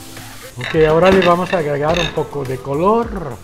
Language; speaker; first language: Spanish; non-native, fluent; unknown